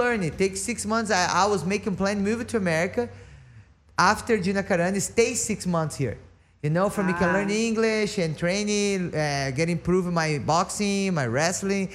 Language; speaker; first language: English; non-native, learner; Portuguese